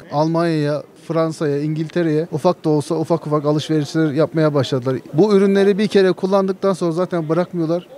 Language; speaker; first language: Turkish; native; Turkish